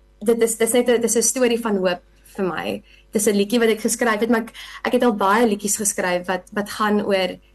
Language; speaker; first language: Afrikaans; native; Afrikaans